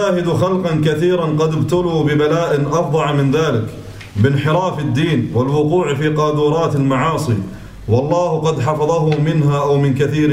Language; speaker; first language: Arabic; native; Arabic